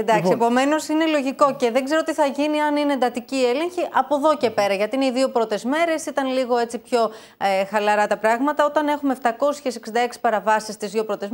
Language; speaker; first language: Greek; native; Greek